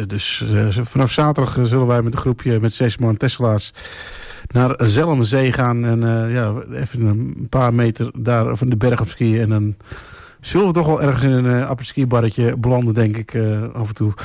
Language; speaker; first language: Dutch; native; Dutch